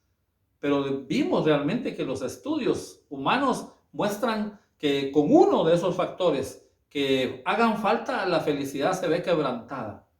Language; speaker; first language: Spanish; native; Spanish